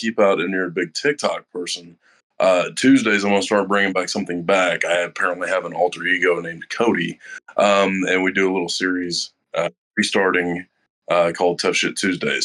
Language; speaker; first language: English; native; English